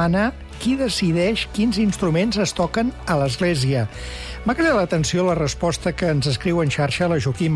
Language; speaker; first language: Catalan; native; Catalan